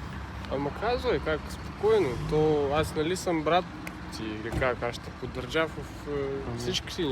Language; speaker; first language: Bulgarian; non-native, learner; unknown